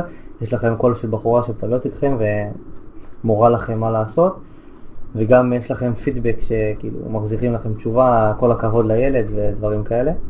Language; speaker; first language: Hebrew; native; Hebrew